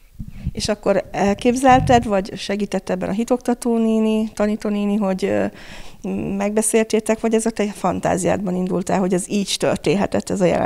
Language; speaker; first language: Hungarian; native; Hungarian